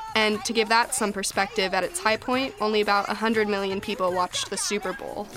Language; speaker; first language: English; native; English